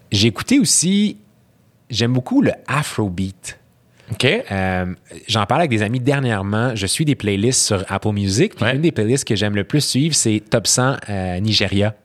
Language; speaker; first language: French; early bilingual, other home language; Arabic